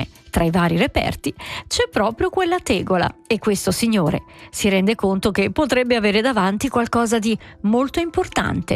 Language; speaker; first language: Italian; native; Italian